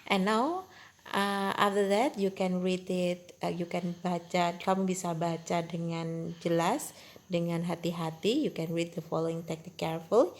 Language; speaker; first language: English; non-native, local second language; Indonesian